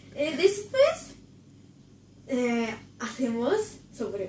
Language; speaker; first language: Spanish; non-native, learner; Japanese